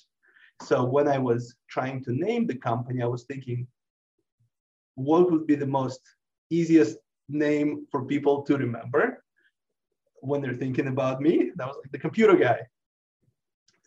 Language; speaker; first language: English; non-native, fluent; Russian